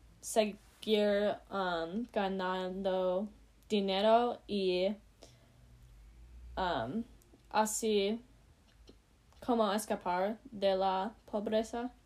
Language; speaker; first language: Spanish; non-native, learner; English